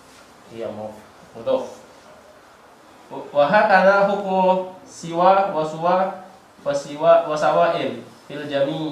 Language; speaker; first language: Arabic; non-native, learner; Indonesian